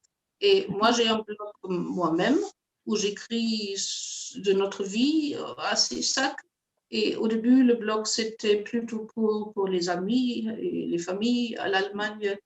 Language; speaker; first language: French; non-native, fluent; German